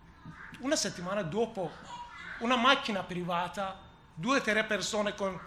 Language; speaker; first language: Italian; non-native, learner; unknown